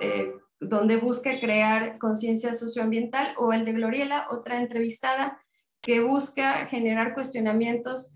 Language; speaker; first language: Spanish; native; Spanish